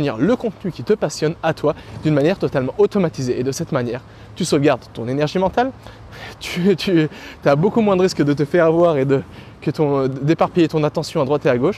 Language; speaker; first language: French; native; French